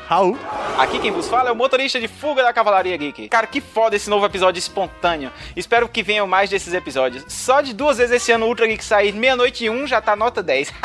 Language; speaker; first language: Portuguese; native; Portuguese